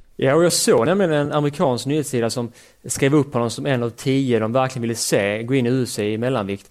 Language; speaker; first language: Swedish; native; Swedish